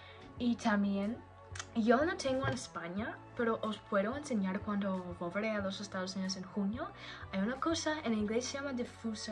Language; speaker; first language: Spanish; non-native, learner; English